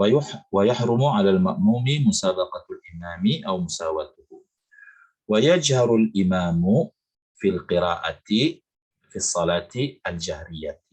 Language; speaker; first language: Arabic; non-native, fluent; Indonesian